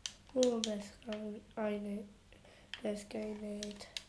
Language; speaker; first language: Welsh; non-native, local second language; English